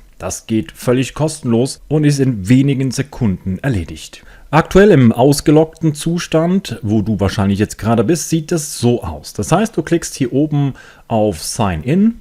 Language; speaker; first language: German; native; German